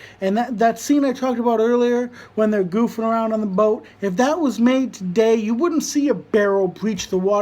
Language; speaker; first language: English; native; English